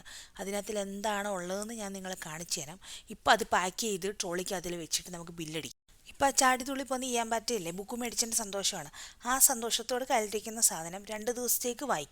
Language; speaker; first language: Malayalam; native; Malayalam